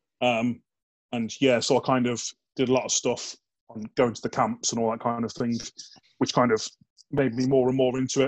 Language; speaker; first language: English; native; English